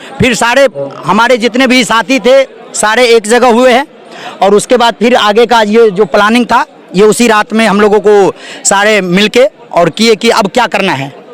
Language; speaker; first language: Hindi; native; Hindi